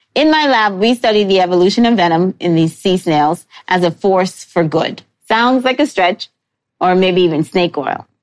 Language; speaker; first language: English; native; English